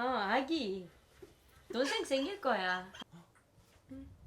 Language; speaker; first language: Korean; non-native, learner; Greek